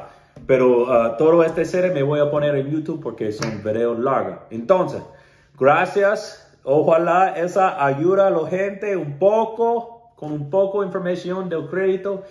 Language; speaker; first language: Spanish; non-native, learner; English